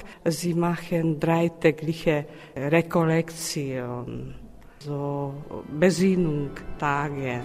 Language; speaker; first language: German; non-native, learner; Czech